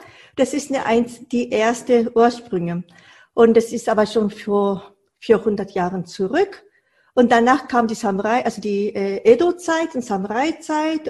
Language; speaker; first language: German; non-native, fluent; Japanese